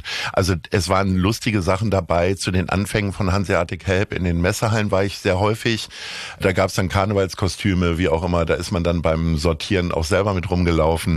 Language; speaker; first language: German; native; German